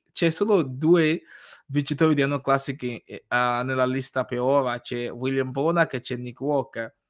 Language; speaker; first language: Italian; non-native, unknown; English